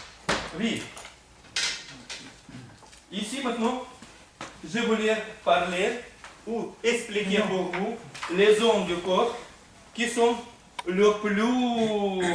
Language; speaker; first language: French; non-native, fluent; Russian